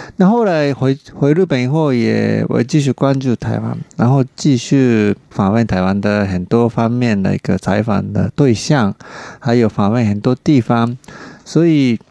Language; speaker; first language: Chinese; non-native, fluent; Japanese